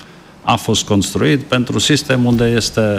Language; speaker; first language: Romanian; non-native, learner; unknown